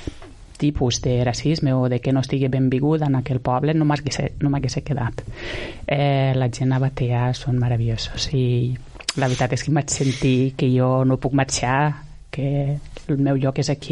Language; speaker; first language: Catalan; non-native, fluent; Romanian